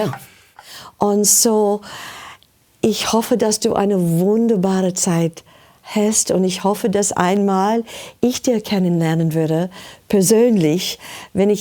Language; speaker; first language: German; non-native, learner; English